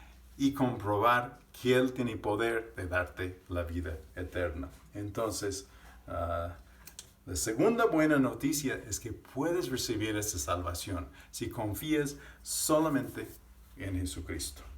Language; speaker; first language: Spanish; non-native, fluent; English